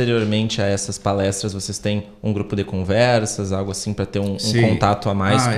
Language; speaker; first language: Portuguese; native; Portuguese